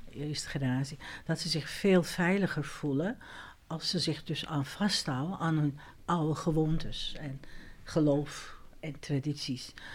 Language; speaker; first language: Dutch; non-native, fluent; Turkish